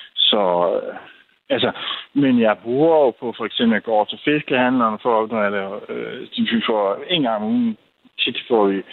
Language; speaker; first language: Danish; native; Danish